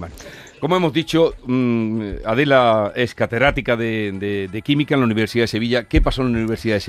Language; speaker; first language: Spanish; native; Spanish